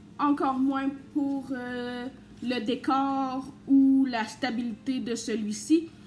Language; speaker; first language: French; native; French